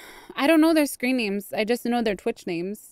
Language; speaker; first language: English; native; English